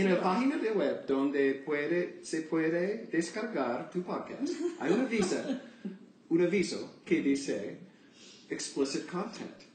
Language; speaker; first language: Spanish; non-native, learner; English